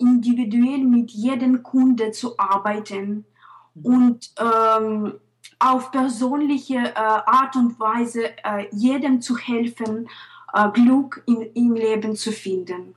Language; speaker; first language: German; non-native, fluent; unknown